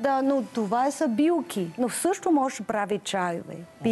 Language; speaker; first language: Bulgarian; non-native, learner; Chinese